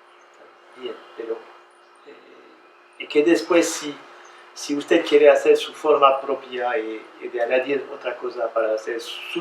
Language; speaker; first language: Spanish; non-native, learner; French